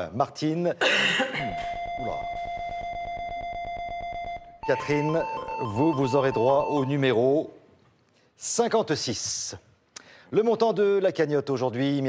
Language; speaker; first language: French; native; French